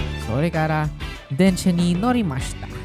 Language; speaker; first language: Japanese; non-native, learner; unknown